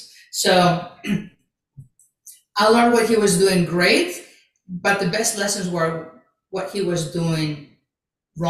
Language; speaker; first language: English; early bilingual, other home language; Greek